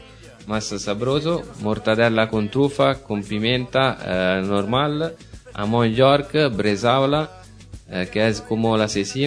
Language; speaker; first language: Spanish; non-native, learner; Italian